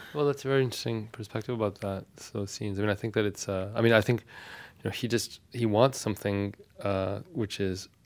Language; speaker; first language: English; non-native, fluent; Armenian